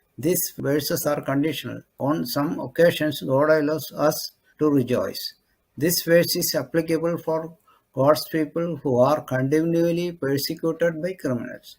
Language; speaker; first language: English; non-native, local second language; Malayalam